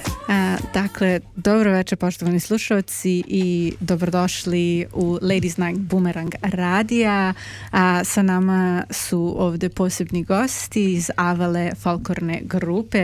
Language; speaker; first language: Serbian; early bilingual, heritage; Serbian